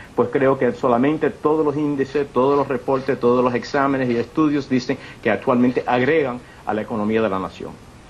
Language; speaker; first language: Spanish; early bilingual, heritage; Spanish